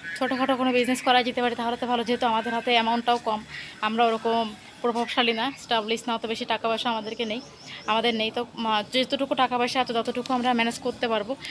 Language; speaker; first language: Bangla; native; Bangla